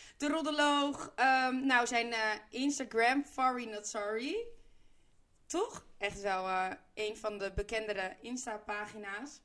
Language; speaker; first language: Dutch; native; Dutch